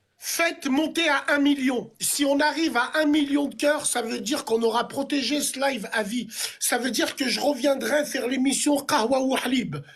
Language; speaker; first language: French; native; French